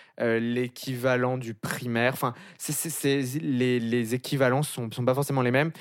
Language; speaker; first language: French; native; French